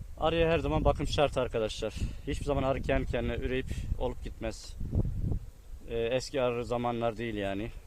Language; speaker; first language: Turkish; native; Turkish